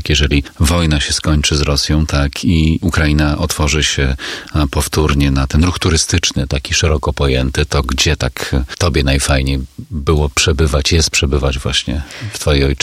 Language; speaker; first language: Polish; native; Polish